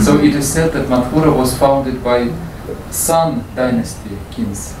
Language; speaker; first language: English; non-native, fluent; Russian